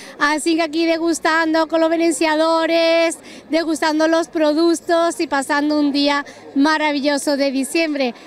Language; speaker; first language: Spanish; native; Spanish